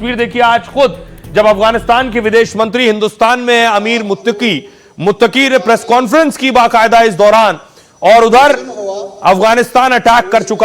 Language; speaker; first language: Hindi; native; Hindi